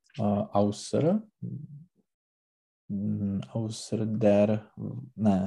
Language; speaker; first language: German; non-native, learner; Czech